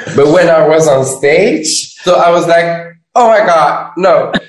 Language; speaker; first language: English; non-native, fluent; Dutch